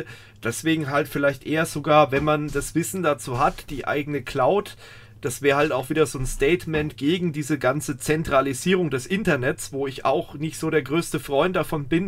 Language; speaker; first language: German; native; German